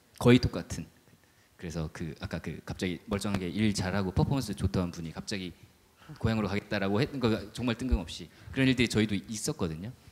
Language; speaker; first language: Korean; native; Korean